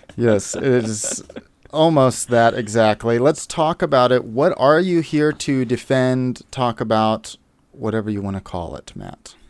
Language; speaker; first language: English; native; English